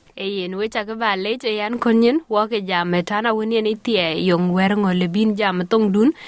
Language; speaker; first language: Swahili; early bilingual, heritage; Swahili